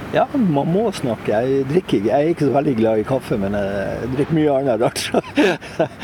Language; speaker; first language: Norwegian; native; Norwegian